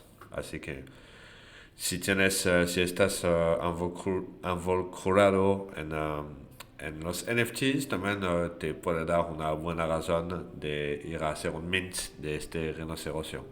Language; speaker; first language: Spanish; non-native, fluent; French